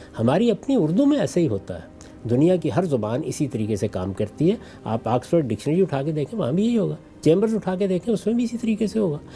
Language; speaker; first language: Urdu; non-native, local second language; Punjabi